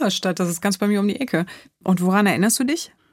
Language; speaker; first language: German; native; German